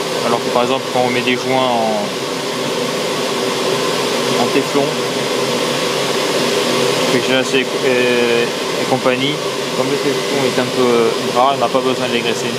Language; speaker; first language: French; native; French